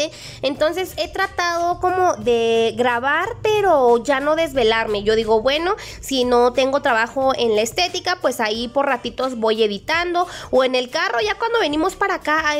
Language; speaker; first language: Spanish; native; Spanish